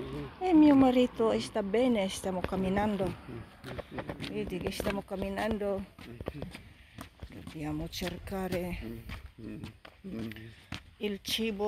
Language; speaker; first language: Italian; non-native, fluent; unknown